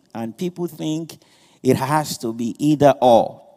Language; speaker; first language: English; non-native, local second language; Yoruba